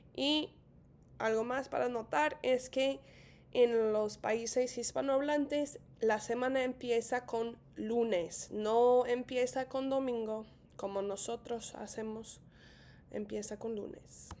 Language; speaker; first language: Spanish; non-native, fluent; English